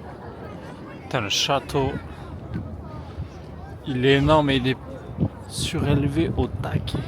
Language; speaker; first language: French; native; French